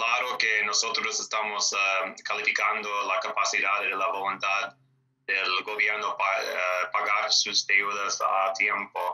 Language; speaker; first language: Spanish; non-native, fluent; English